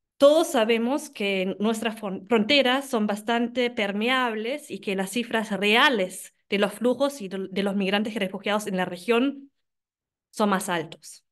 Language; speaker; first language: Spanish; non-native, fluent; German